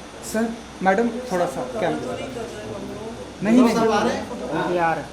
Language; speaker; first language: Hindi; native; Hindi